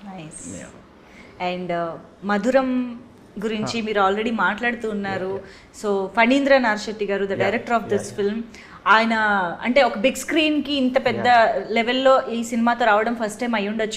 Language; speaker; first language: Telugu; native; Telugu